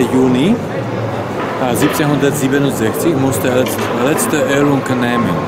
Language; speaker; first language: German; non-native, learner; Slovak